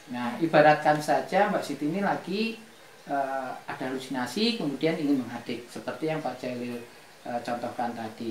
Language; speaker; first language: Indonesian; native; Indonesian